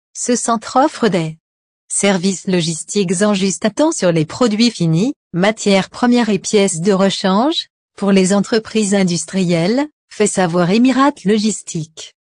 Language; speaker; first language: French; non-native, local second language; Arabic